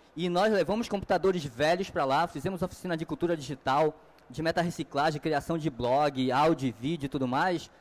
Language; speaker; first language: Portuguese; native; Portuguese